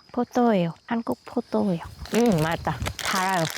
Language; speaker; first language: Korean; non-native, learner; Vietnamese